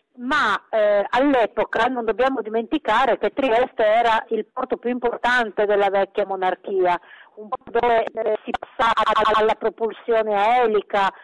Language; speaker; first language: Italian; native; Italian